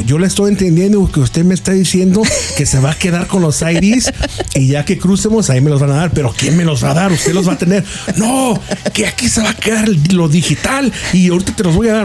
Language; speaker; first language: Spanish; early bilingual, heritage; Spanish